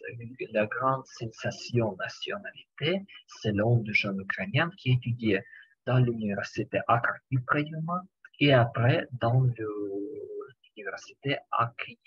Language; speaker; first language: French; non-native, learner; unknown